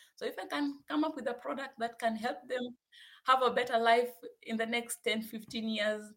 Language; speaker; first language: English; non-native, local second language; Swahili